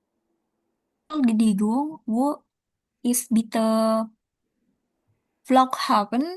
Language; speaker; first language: German; non-native, learner; Indonesian